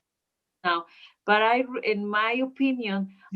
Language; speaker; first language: English; non-native, learner; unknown